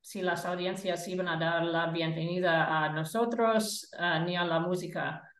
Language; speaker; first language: Spanish; non-native, fluent; English